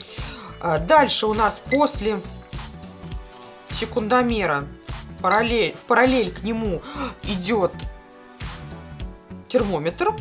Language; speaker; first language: Russian; native; Russian